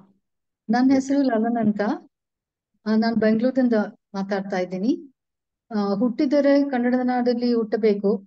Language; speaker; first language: Kannada; non-native, local second language; Tulu